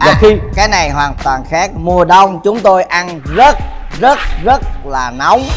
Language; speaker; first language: Vietnamese; native; Vietnamese